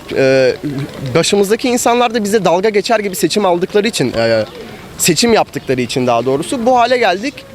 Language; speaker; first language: Turkish; native; Turkish